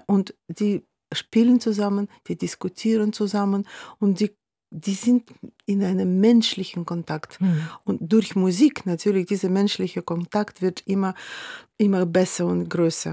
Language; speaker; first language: German; non-native, fluent; Russian